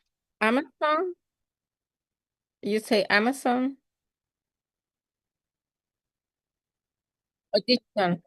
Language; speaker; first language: English; non-native, learner; Spanish